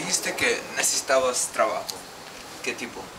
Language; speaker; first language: Spanish; non-native, learner; English